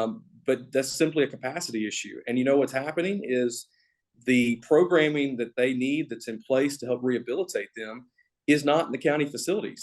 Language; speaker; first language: English; native; English